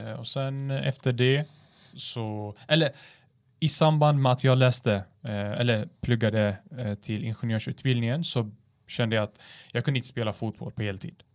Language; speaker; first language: Swedish; early bilingual, other home language; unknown